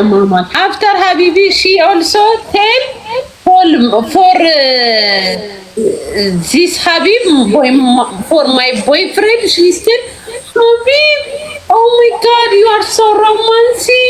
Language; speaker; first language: English; non-native, learner; Amharic